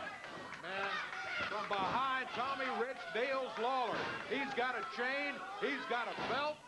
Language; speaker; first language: English; native; English